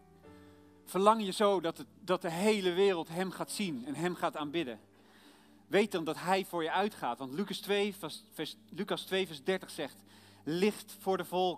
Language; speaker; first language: Dutch; native; Dutch